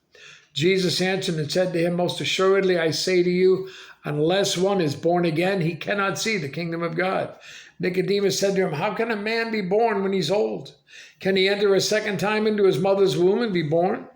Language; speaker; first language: English; native; English